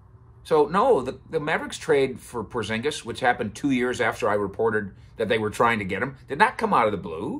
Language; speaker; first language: English; native; English